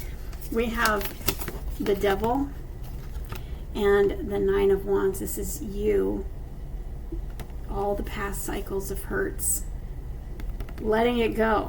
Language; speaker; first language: English; native; English